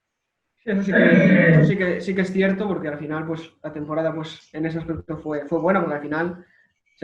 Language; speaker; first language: Spanish; native; Spanish